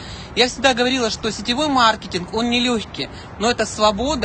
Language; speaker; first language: Russian; native; Russian